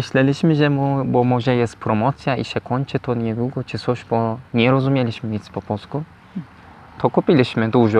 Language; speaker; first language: Polish; non-native, learner; Turkish